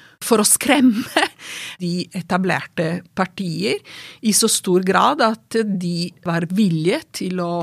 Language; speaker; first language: Norwegian; non-native, fluent; Italian